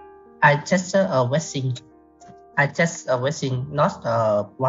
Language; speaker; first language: English; non-native, learner; Vietnamese